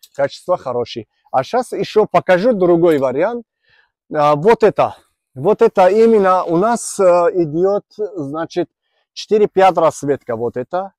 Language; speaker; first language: Russian; non-native, learner; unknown